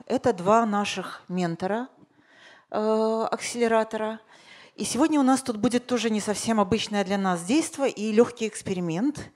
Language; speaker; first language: Russian; native; Russian